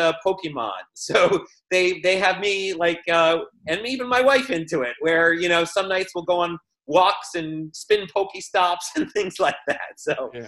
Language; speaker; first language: English; native; English